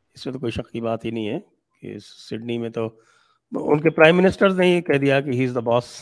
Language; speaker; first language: Hindi; native; Hindi